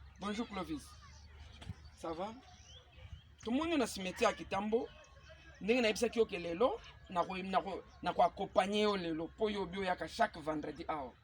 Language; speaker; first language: Lingala; native; Lingala